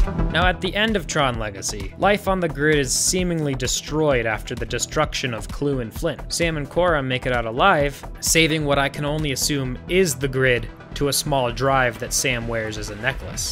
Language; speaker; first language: English; native; English